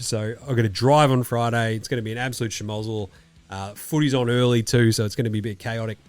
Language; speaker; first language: English; native; English